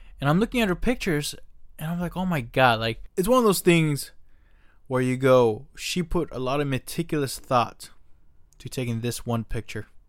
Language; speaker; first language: English; native; English